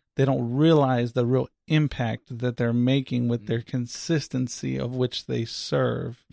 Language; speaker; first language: English; native; English